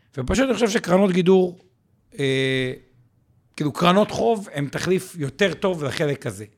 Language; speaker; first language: Hebrew; native; Hebrew